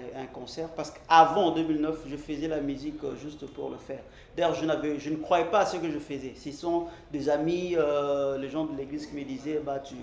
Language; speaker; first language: French; non-native, local second language; Lingala